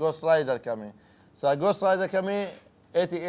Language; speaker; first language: Filipino; non-native, learner; Arabic